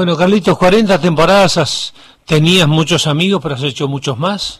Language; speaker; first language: Spanish; native; Spanish